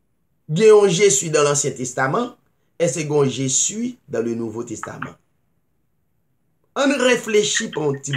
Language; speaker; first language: French; non-native, local second language; Haitian Creole